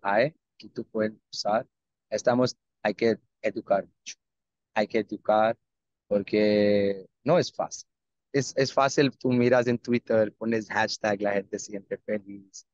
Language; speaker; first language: Spanish; non-native, learner; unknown